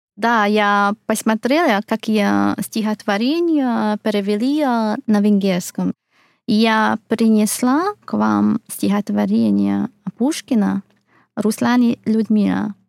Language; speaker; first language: Russian; non-native, fluent; Hungarian